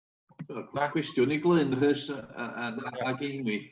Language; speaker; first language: Welsh; native; Welsh